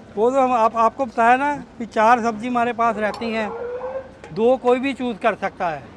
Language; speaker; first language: Hindi; native; Hindi